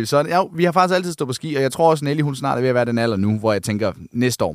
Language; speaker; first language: Danish; native; Danish